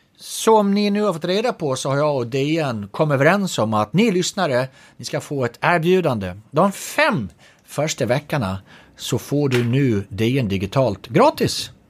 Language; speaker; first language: Swedish; native; Swedish